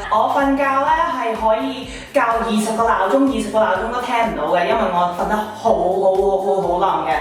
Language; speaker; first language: Cantonese; early bilingual, heritage; Cantonese